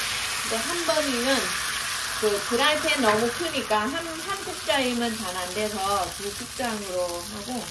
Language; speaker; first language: Korean; non-native, fluent; Vietnamese